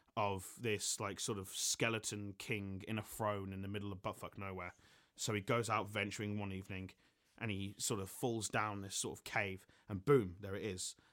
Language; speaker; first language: English; native; English